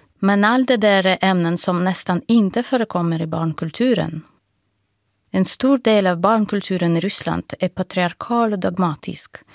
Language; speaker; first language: Swedish; non-native, fluent; Russian